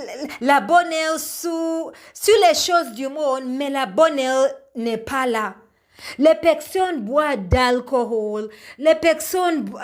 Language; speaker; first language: French; non-native, learner; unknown